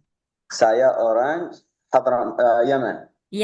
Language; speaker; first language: Indonesian; non-native, learner; Arabic